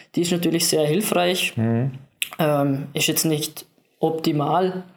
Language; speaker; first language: German; native; German